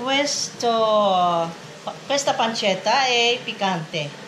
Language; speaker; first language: Italian; non-native, fluent; Filipino